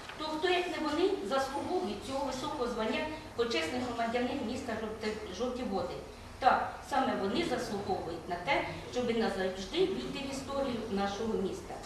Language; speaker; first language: Ukrainian; native; Ukrainian